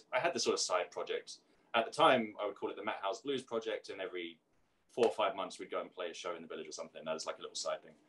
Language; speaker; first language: English; native; English